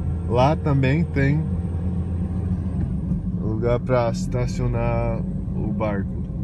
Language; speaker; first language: Portuguese; non-native, fluent; English